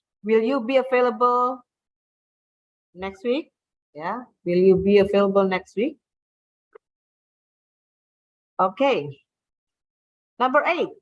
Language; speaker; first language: English; non-native, fluent; Indonesian